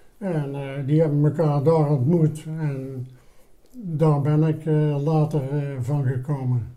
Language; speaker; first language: Dutch; native; Dutch